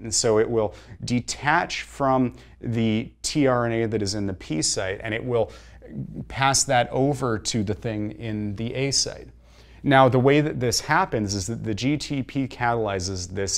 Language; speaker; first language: English; native; English